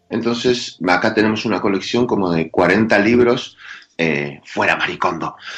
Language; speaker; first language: Spanish; native; Spanish